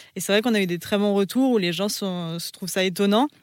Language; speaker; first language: French; native; French